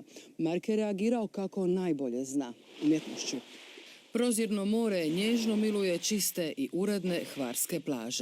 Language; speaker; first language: Croatian; native; Croatian